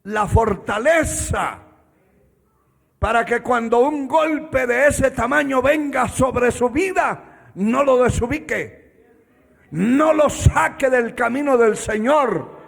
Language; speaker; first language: Spanish; native; Spanish